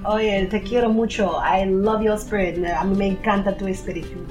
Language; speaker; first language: Spanish; non-native, fluent; French